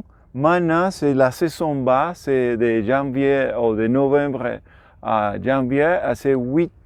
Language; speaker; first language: French; non-native, learner; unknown